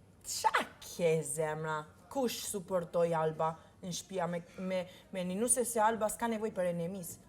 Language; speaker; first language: Albanian; early bilingual, heritage; Italian